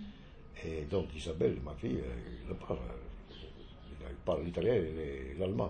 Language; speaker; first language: French; non-native, fluent; Italian